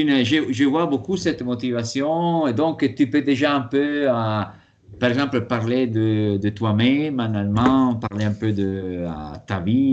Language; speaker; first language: French; non-native, fluent; Italian